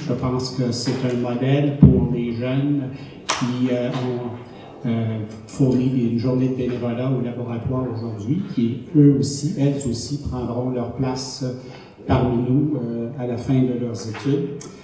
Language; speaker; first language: French; native; French